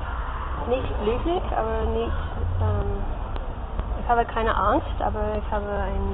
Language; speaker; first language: German; non-native, learner; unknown